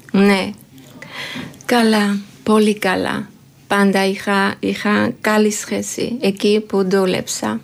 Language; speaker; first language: Greek; non-native, learner; Georgian